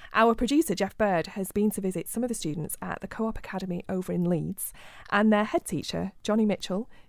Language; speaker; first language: English; native; English